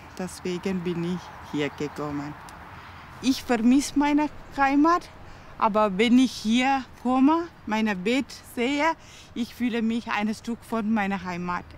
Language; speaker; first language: German; non-native, learner; Tamil